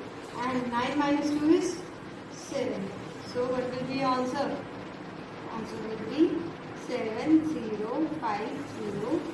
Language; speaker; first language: English; non-native, local second language; Hindi